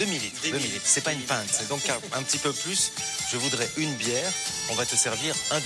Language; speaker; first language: French; native; French